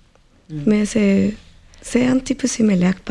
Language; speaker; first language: French; non-native, learner; Spanish